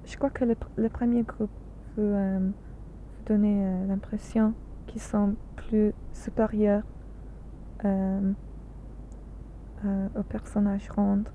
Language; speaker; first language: French; non-native, learner; English